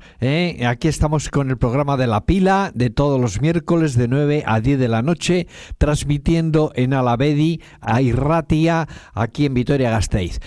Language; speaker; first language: Spanish; native; Spanish